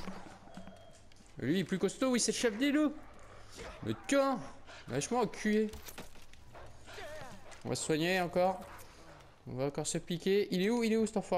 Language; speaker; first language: French; native; French